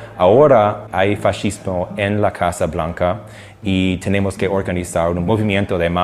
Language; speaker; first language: Spanish; non-native, fluent; English